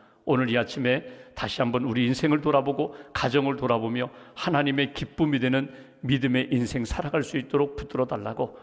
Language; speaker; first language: Korean; native; Korean